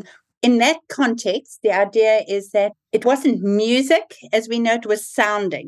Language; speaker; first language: English; native; English